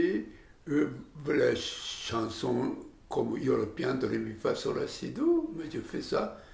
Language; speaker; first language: French; non-native, learner; Japanese